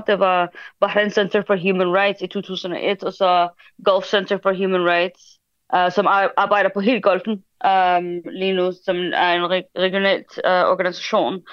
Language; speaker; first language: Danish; early bilingual, other home language; Arabic